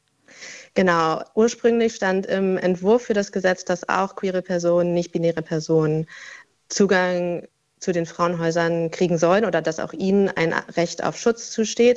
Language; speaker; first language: German; native; German